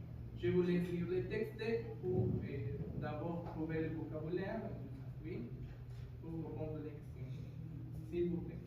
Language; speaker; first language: French; non-native, fluent; Spanish